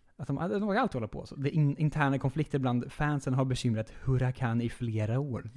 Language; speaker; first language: Swedish; native; Swedish